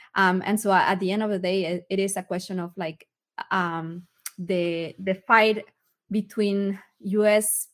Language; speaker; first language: English; early bilingual, other home language; Spanish